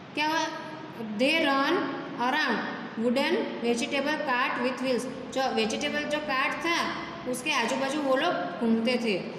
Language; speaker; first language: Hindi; non-native, local second language; Gujarati